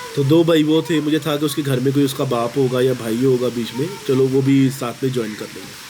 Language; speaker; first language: Urdu; non-native, local second language; Punjabi